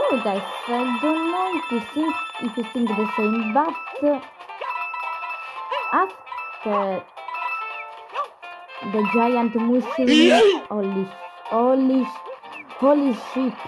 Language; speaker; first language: English; non-native, learner; Italian